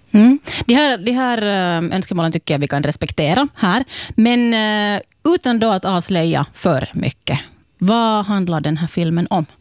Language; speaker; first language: Swedish; native; Swedish